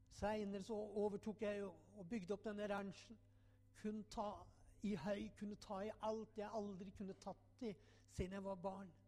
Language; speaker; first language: Norwegian; native; Norwegian